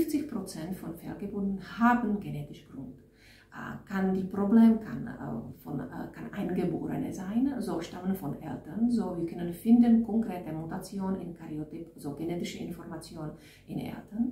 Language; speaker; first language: German; non-native, fluent; Czech